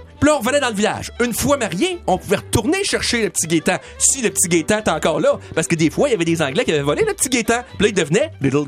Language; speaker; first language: French; native; French